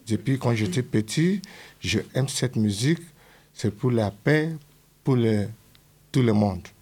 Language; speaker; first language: French; non-native, learner; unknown